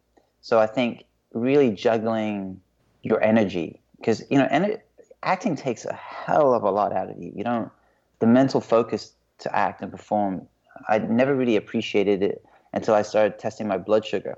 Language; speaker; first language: English; native; English